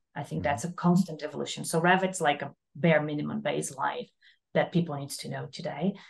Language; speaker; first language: English; non-native, fluent; Portuguese